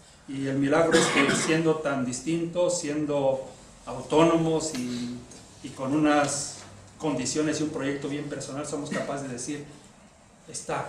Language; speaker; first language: Spanish; native; Spanish